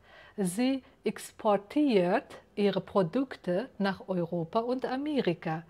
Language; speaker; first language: German; non-native, fluent; Uzbek